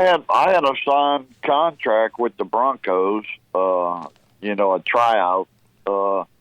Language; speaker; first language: English; native; English